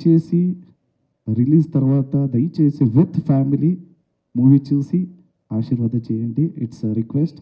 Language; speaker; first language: Telugu; non-native, learner; Kannada